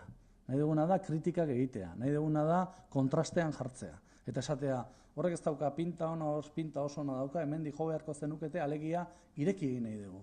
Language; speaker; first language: Basque; native; Basque